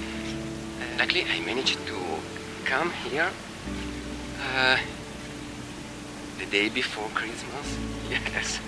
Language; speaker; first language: English; non-native, fluent; Italian